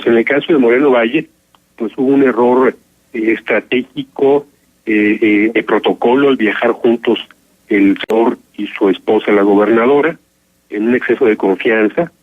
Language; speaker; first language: Spanish; native; Spanish